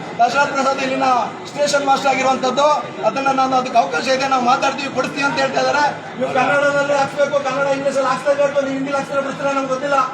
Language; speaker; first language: Kannada; native; Kannada